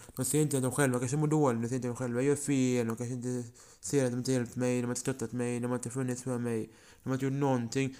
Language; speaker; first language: Swedish; early bilingual, other home language; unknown